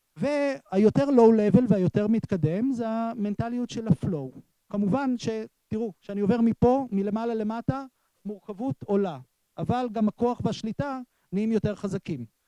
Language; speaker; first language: Hebrew; native; Hebrew